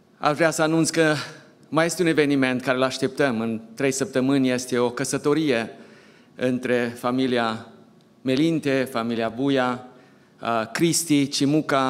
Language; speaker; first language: Romanian; native; Romanian